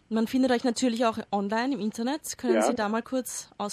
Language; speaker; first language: German; native; German